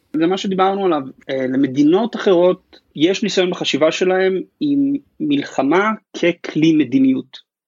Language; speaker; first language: Hebrew; native; Hebrew